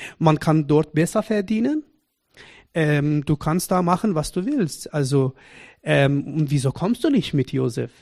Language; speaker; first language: German; non-native, fluent; Persian